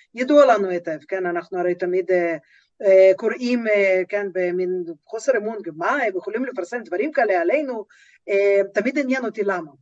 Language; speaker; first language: Hebrew; non-native, fluent; Russian